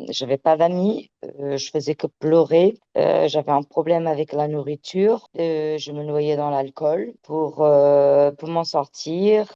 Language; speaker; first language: French; early bilingual, other home language; Portuguese